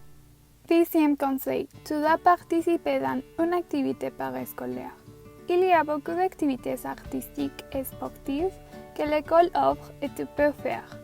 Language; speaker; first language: French; non-native, learner; Spanish